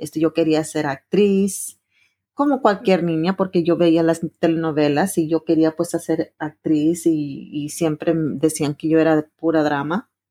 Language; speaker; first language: Spanish; early bilingual, heritage; Spanish